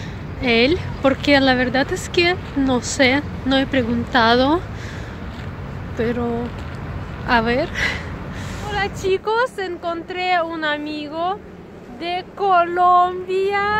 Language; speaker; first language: Spanish; non-native, fluent; Russian